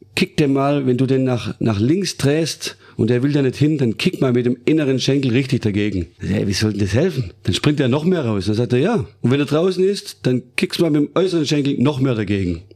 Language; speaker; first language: German; native; German